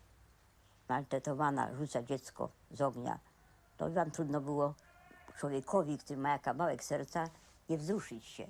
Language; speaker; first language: Polish; native; Polish